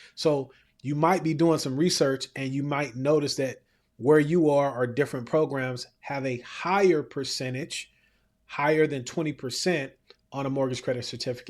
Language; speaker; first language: English; native; English